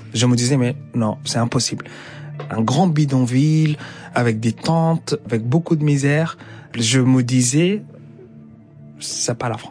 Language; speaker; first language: French; non-native, fluent; Arabic